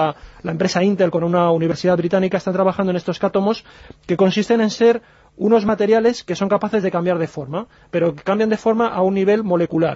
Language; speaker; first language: Spanish; native; Spanish